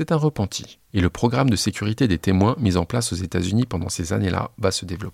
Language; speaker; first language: French; native; French